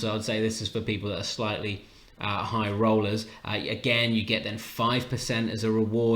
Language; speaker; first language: English; native; English